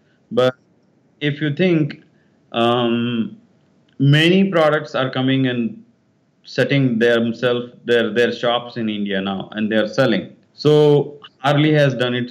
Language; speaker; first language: English; non-native, local second language; Kannada